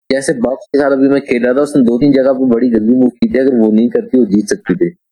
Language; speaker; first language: Hindi; native; Hindi